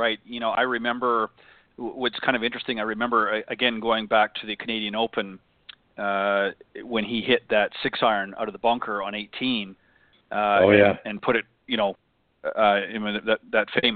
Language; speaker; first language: English; native; English